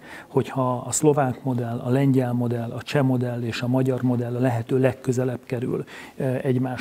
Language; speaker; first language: Hungarian; native; Hungarian